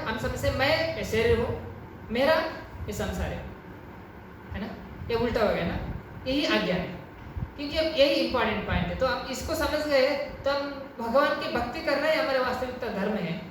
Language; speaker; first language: Hindi; non-native, local second language; Kannada